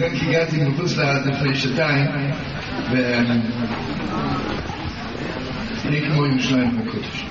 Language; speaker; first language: Hebrew; non-native, learner; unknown